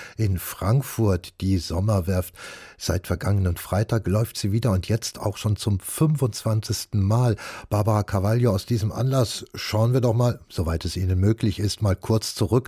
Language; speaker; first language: German; native; German